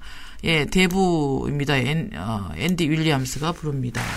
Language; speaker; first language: Korean; native; Korean